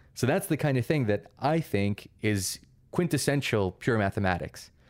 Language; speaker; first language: English; early bilingual, other home language; Russian